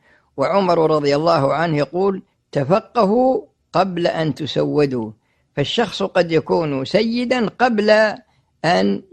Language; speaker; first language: Arabic; native; Arabic